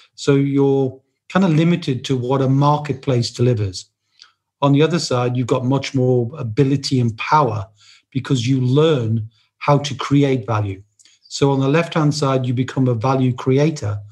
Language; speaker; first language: English; native; English